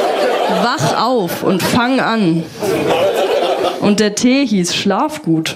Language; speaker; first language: German; native; German